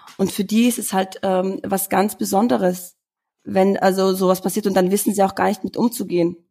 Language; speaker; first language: German; early bilingual, other home language; Albanian